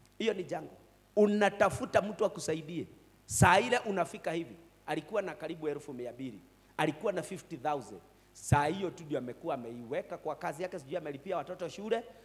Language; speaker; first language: Swahili; non-native, local second language; Kikuyu